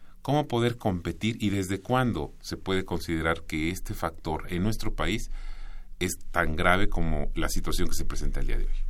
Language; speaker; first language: Spanish; native; Spanish